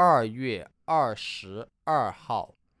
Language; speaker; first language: Chinese; non-native, learner; English